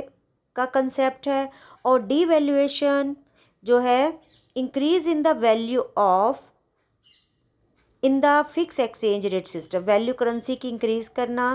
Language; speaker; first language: Hindi; non-native, local second language; Punjabi